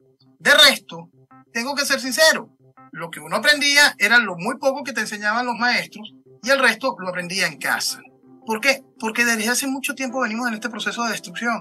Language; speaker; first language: Spanish; native; Spanish